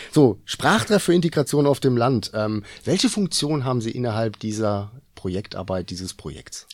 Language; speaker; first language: German; native; German